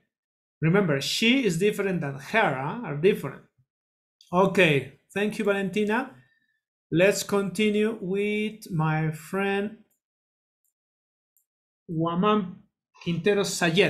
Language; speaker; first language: English; non-native, learner; Spanish